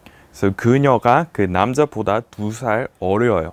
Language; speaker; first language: Korean; non-native, fluent; English